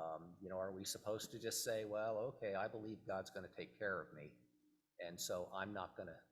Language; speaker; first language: English; native; English